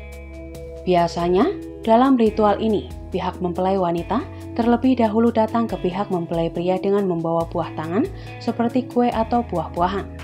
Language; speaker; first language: Indonesian; native; Indonesian